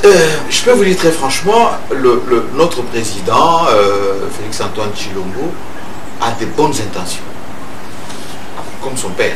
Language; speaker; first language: French; non-native, local second language; Luba-Lulua